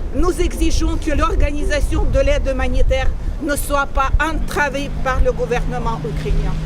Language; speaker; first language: French; non-native, learner; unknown